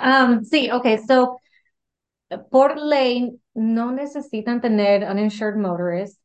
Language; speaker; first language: Spanish; early bilingual, heritage; English